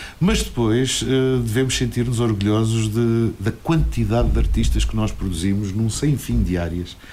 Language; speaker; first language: Portuguese; native; Portuguese